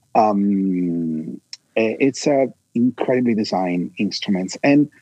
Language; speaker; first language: English; non-native, fluent; Italian